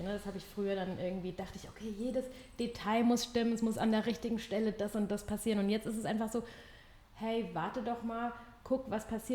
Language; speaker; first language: German; native; German